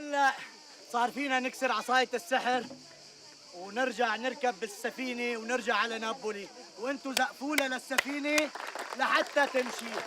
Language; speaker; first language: Arabic; native; Arabic